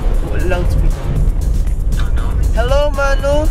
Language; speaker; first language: English; non-native, learner; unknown